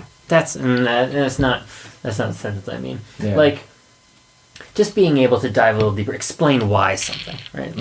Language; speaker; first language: English; native; English